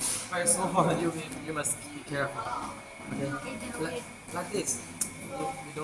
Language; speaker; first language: English; non-native, learner; Chinese